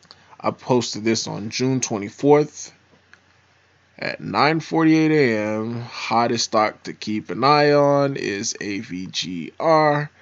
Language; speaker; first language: English; native; English